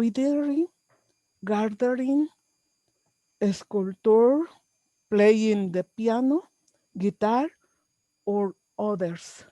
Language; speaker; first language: English; non-native, learner; Spanish